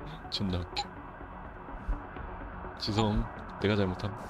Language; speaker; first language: Korean; native; Korean